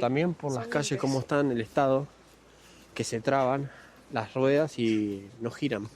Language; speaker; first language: Spanish; native; Spanish